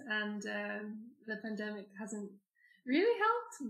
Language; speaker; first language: English; native; English